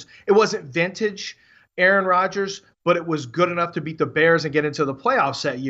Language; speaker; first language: English; native; English